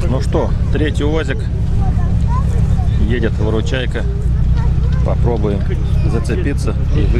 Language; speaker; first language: Russian; native; Russian